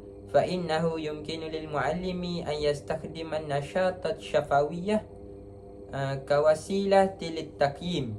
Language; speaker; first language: Arabic; non-native, learner; Malay